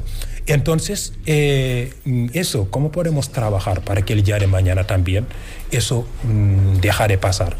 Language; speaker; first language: Spanish; non-native, fluent; Wolof